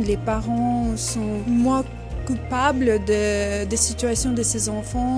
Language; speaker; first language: French; non-native, fluent; Russian